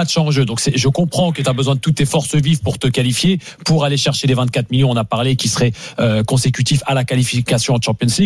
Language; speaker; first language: French; native; French